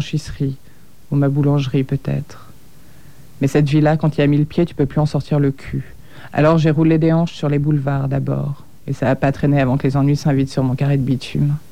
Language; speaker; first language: French; native; French